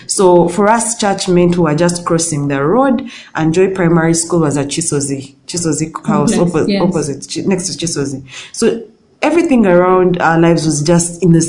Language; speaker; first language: English; non-native, local second language; Ganda